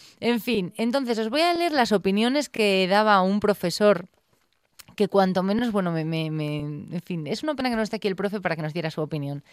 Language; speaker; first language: Spanish; native; Spanish